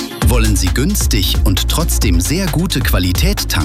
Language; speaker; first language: German; native; German